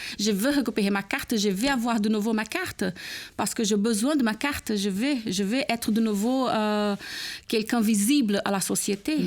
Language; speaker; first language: French; non-native, fluent; Portuguese